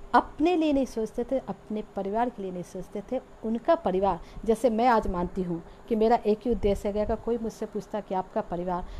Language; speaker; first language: Hindi; native; Hindi